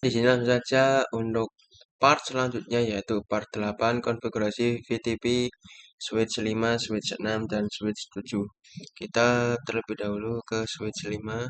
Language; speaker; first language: Indonesian; native; Indonesian